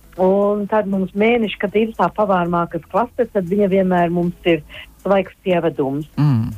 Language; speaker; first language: Latvian; early bilingual, heritage; Latvian